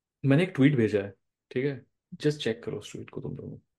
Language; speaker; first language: Hindi; non-native, local second language; Bangla